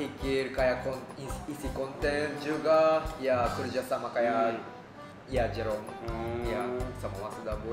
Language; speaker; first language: Indonesian; non-native, fluent; Japanese